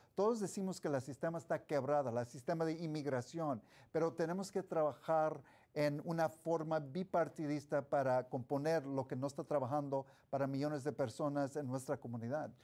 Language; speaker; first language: Spanish; early bilingual, heritage; Spanish